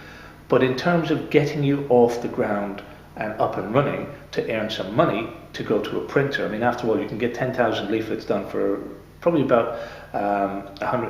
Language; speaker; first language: English; native; English